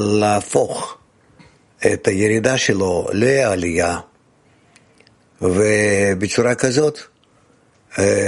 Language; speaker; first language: Hebrew; non-native, fluent; Russian